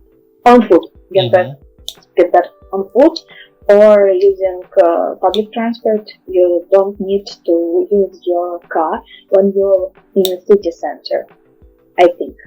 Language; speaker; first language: English; non-native, learner; Russian